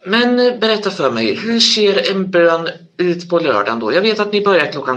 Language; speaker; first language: Swedish; native; Swedish